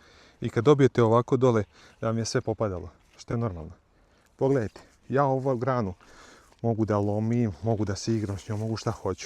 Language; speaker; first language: Croatian; native; Croatian